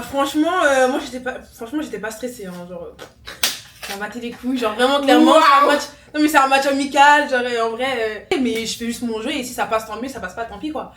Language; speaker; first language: French; native; French